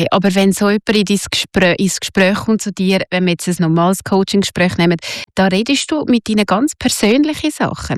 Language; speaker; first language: German; native; German